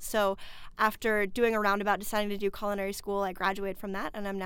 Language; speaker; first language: English; native; English